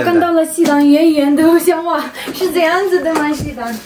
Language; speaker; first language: Chinese; non-native, fluent; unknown